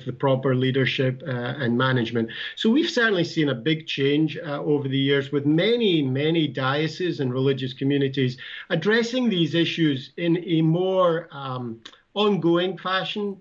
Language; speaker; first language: English; native; English